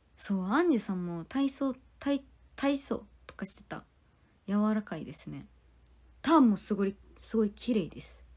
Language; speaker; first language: Japanese; non-native, fluent; Korean